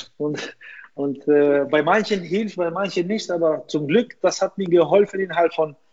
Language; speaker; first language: German; non-native, fluent; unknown